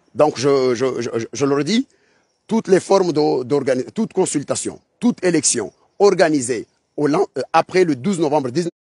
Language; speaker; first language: French; non-native, local second language; Ngazidja Comorian